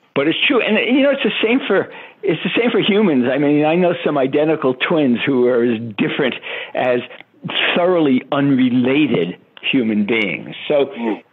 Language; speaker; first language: English; native; English